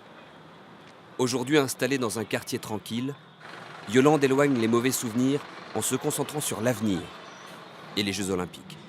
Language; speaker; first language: French; native; French